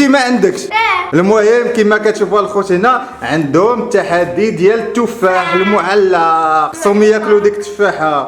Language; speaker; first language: Arabic; native; Arabic